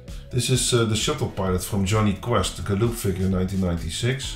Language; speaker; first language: English; non-native, fluent; Dutch